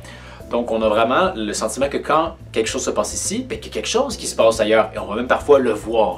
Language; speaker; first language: French; native; French